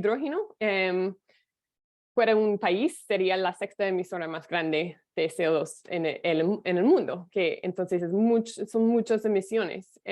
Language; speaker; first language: Spanish; non-native, fluent; English